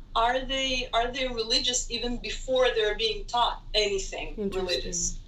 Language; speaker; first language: English; non-native, fluent; Hebrew